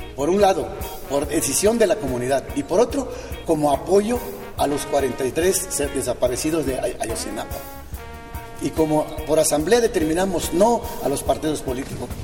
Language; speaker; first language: Spanish; non-native, local second language; Zapotec